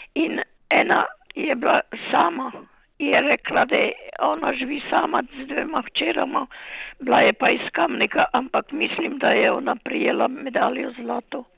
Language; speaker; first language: Slovenian; native; Slovenian